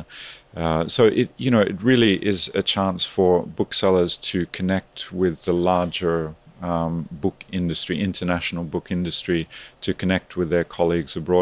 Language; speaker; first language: English; native; English